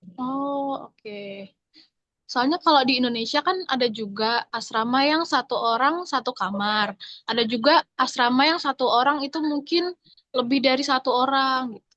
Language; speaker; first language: Indonesian; native; Indonesian